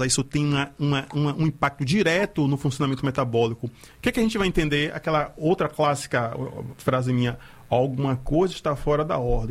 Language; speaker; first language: Portuguese; native; Portuguese